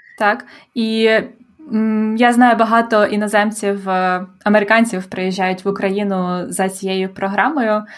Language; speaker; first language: Ukrainian; native; Ukrainian